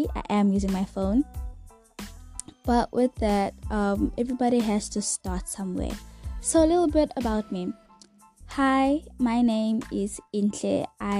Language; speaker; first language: English; non-native, local second language; Xhosa